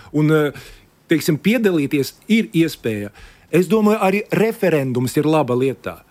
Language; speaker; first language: Latvian; non-native, local second language; Russian